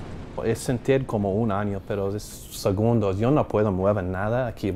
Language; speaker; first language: Spanish; non-native, learner; English